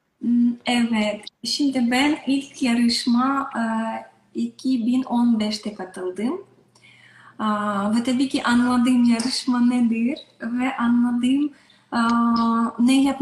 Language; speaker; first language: Turkish; non-native, learner; Russian